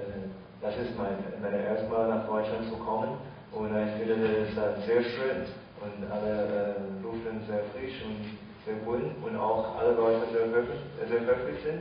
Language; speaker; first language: German; non-native, fluent; Chinese